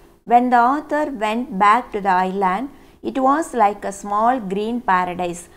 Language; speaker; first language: English; non-native, local second language; Tamil